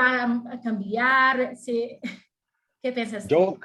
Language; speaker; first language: Spanish; non-native, fluent; Portuguese